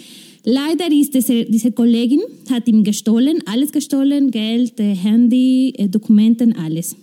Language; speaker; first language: German; non-native, fluent; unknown